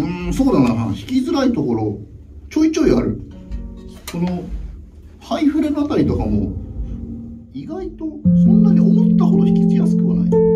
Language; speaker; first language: Japanese; native; Japanese